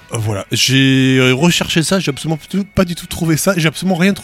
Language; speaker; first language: French; native; French